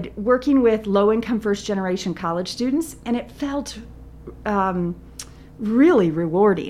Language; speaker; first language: English; native; English